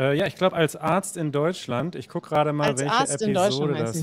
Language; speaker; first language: German; native; German